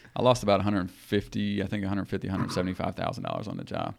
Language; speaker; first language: English; native; English